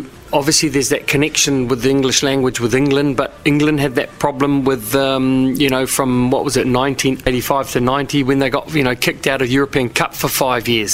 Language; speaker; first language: English; native; English